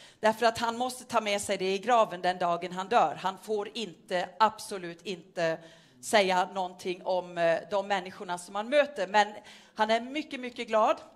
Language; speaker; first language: Swedish; non-native, fluent; Norwegian